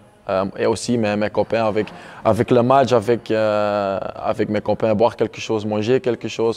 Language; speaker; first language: French; non-native, local second language; Dutch